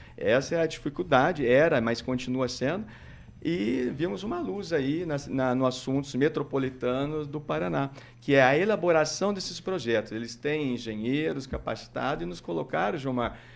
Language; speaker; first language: Portuguese; native; Portuguese